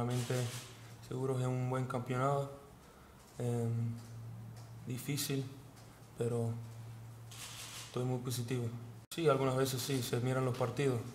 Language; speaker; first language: Spanish; early bilingual, heritage; Spanish